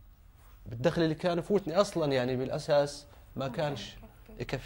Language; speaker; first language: Arabic; native; Arabic